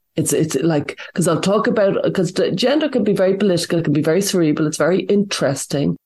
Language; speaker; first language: English; native; English